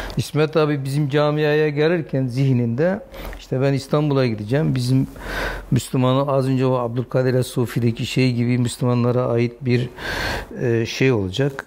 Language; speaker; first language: Turkish; non-native, local second language; Zaza